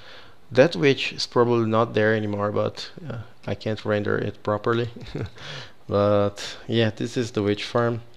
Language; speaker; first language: English; non-native, fluent; Portuguese